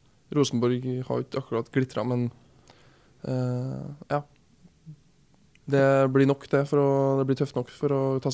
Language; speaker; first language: Norwegian; native; Norwegian